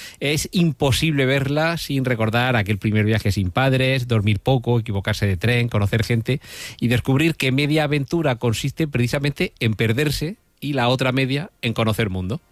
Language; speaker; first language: Spanish; native; Spanish